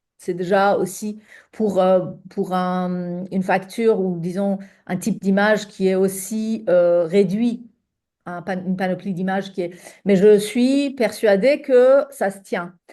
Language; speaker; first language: French; non-native, fluent; Persian